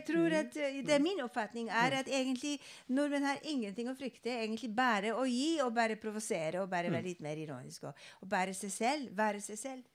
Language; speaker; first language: Norwegian; non-native, fluent; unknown